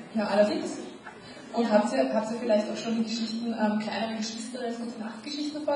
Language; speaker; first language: German; native; German